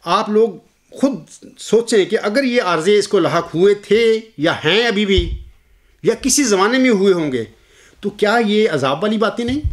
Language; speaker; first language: Urdu; native; Urdu